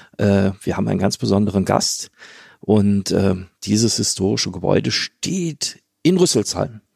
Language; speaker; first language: German; native; German